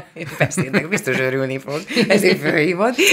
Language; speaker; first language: Hungarian; native; Hungarian